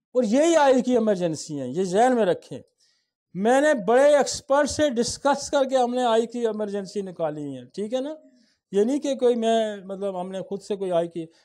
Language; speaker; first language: Urdu; non-native, local second language; Saraiki